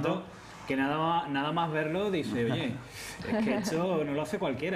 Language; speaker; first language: Spanish; native; Spanish